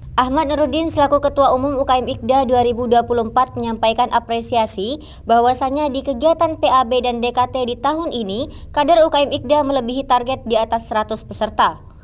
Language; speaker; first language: Indonesian; native; Indonesian